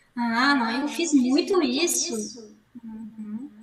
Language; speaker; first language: Portuguese; non-native, fluent; French